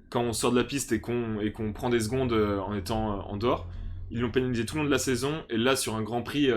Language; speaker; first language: French; native; French